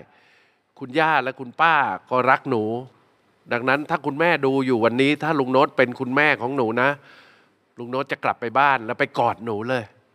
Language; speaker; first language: Thai; native; Thai